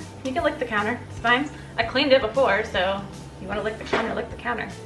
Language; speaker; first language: English; native; English